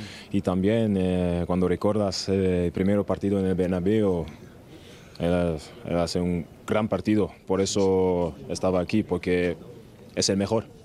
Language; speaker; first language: Spanish; non-native, learner; German